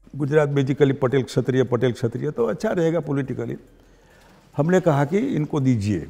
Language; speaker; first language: Hindi; non-native, local second language; Gujarati